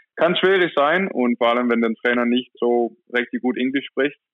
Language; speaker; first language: German; non-native, fluent; Danish